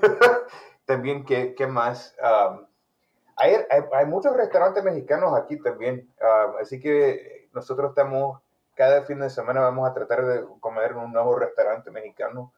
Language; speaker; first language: Spanish; early bilingual, heritage; Spanish